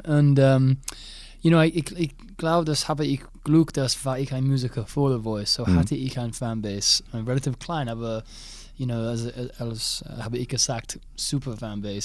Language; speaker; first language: German; non-native, learner; English